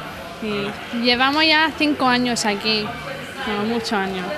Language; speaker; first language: Spanish; non-native, fluent; English